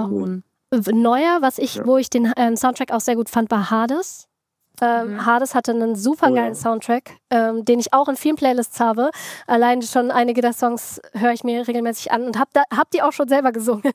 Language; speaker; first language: German; native; German